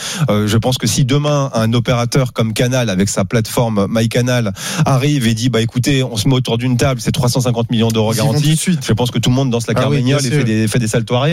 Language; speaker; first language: French; native; French